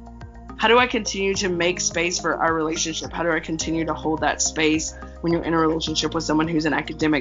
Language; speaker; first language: English; native; English